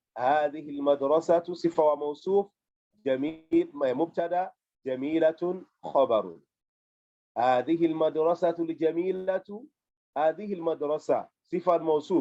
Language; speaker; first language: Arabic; non-native, fluent; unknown